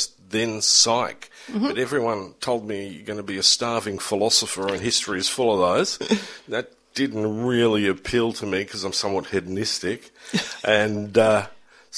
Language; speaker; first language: English; early bilingual, other home language; German